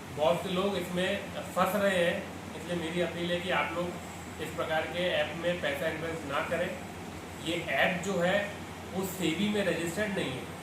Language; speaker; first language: Hindi; non-native, local second language; Marathi